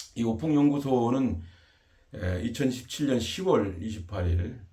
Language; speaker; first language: Korean; native; Korean